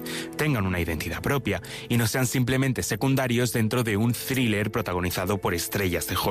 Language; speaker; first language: Spanish; native; Spanish